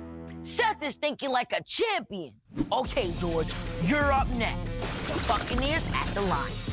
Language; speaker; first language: English; native; English